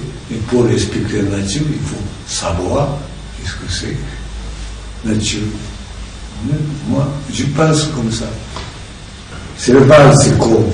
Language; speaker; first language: French; non-native, learner; Japanese